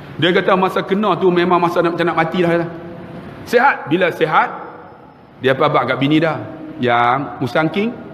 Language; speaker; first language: Malay; native; Malay